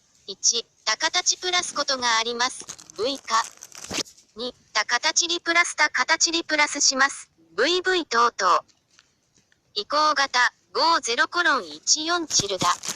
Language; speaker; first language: Japanese; non-native, fluent; Chinese